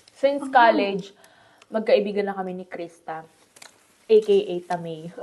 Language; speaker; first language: Filipino; native; Filipino